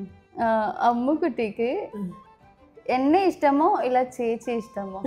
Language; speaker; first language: Malayalam; non-native, learner; Kannada